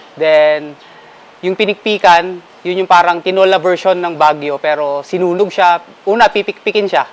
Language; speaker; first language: Filipino; non-native, local second language; Iloko